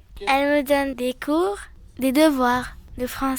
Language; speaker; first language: French; non-native, local second language; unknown